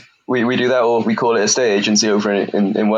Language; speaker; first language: English; native; English